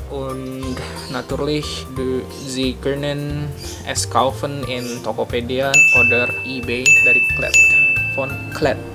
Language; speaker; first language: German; non-native, learner; Indonesian